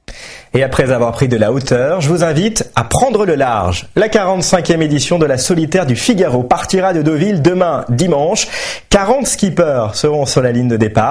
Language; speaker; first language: French; native; French